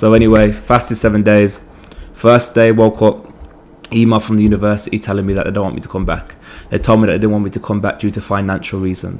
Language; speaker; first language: English; native; English